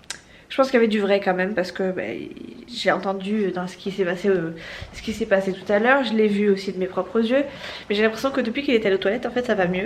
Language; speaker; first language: French; native; French